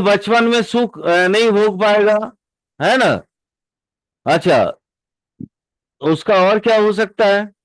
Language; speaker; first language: Hindi; native; Hindi